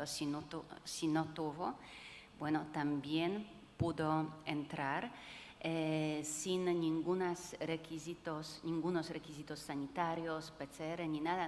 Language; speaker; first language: Spanish; non-native, fluent; Polish